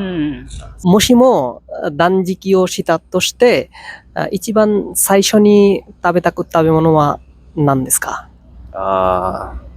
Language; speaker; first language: Japanese; non-native, learner; Bangla